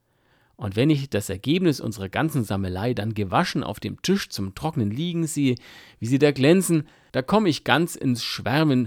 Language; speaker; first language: German; native; German